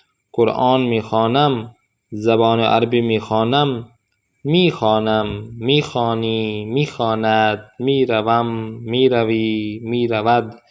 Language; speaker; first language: Persian; non-native, fluent; Urdu